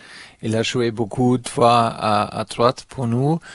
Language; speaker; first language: French; non-native, fluent; German